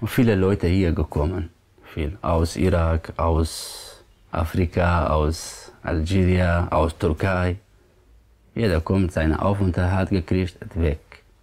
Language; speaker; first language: German; non-native, learner; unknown